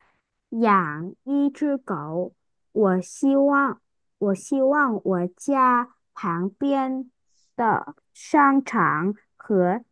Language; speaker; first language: Chinese; non-native, learner; Vietnamese